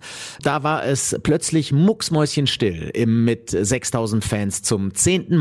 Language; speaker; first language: German; native; German